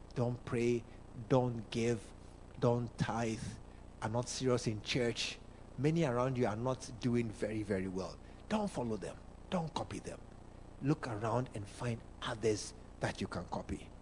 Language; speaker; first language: English; non-native, local second language; Akan